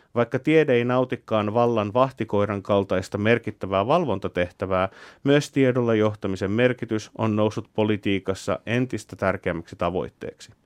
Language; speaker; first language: Finnish; native; Finnish